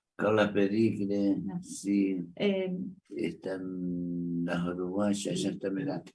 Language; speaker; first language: Spanish; native; Spanish